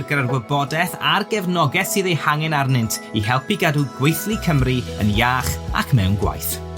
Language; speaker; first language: Welsh; native; Welsh